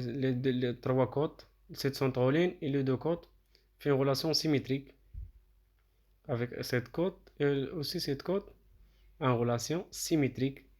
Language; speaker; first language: French; non-native, local second language; Arabic